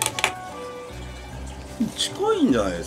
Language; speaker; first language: Japanese; native; Japanese